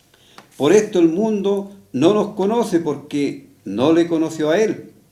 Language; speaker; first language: Spanish; native; Spanish